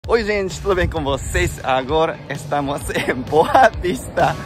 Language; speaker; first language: Portuguese; non-native, learner; Japanese